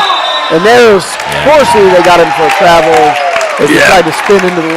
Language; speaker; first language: English; native; English